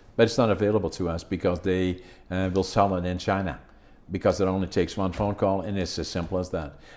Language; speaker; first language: English; non-native, fluent; Dutch